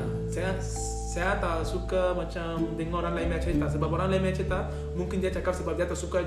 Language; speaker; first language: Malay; non-native, learner; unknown